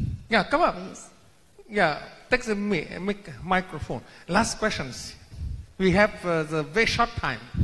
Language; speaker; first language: English; non-native, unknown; Vietnamese